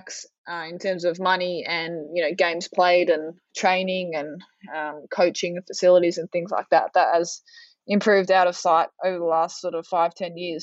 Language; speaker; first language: English; native; English